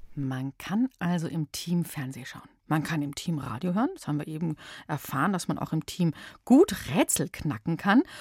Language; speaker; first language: German; native; German